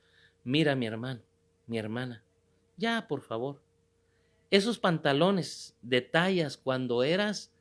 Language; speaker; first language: Spanish; native; Spanish